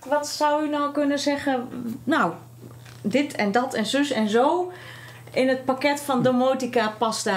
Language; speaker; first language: Dutch; native; Dutch